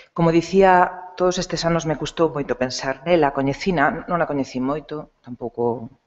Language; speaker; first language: Galician; non-native, local second language; Spanish